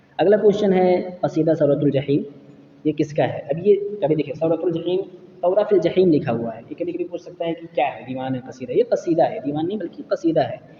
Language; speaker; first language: Urdu; native; Urdu